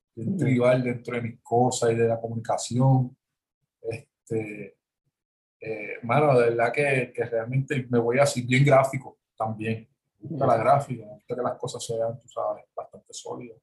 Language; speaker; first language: Spanish; native; Spanish